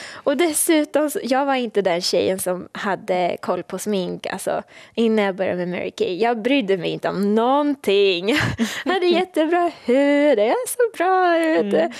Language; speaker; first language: Swedish; early bilingual, other home language; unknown